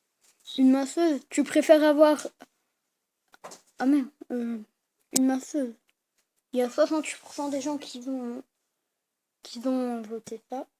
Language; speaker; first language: French; native; French